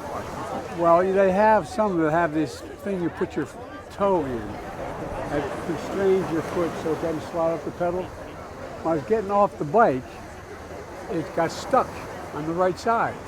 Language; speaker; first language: English; native; English